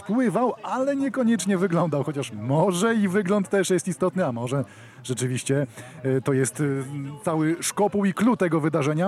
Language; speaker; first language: Polish; native; Polish